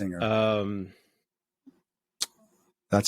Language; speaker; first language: English; native; English